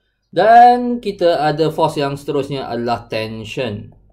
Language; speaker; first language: Malay; native; Malay